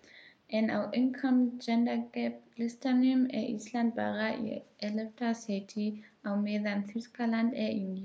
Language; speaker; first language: Icelandic; non-native, learner; German